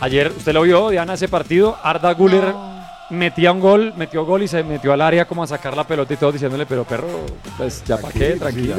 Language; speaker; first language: Spanish; native; Spanish